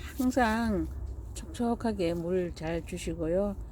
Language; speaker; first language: Korean; native; Korean